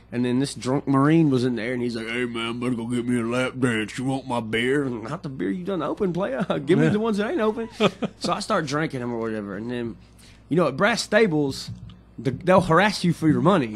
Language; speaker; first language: English; native; English